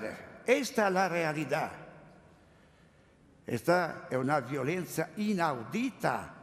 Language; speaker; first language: Spanish; non-native, learner; Italian